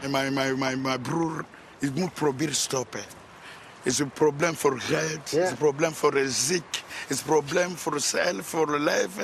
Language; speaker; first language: Dutch; non-native, learner; Lingala